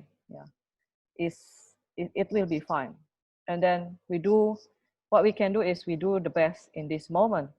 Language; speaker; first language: English; non-native, fluent; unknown